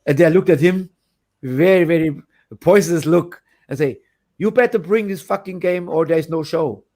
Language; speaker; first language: English; non-native, fluent; German